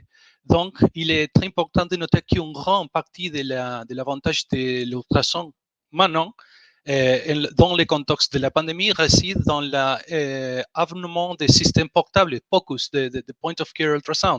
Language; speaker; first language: French; non-native, learner; Spanish